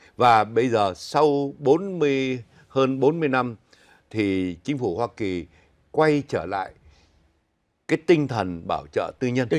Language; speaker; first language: Vietnamese; native; Vietnamese